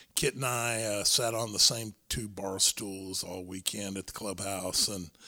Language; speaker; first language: English; native; English